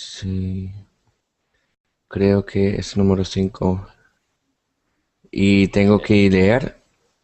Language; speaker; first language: Spanish; non-native, learner; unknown